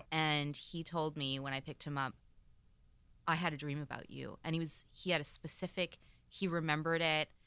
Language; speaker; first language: English; native; English